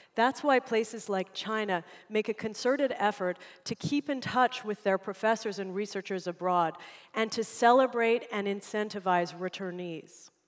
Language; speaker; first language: English; native; English